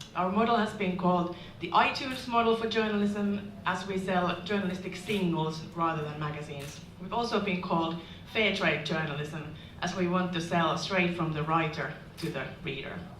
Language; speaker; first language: English; non-native, fluent; Finnish